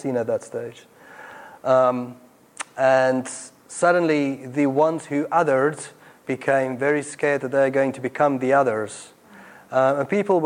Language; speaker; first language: English; non-native, local second language; Afrikaans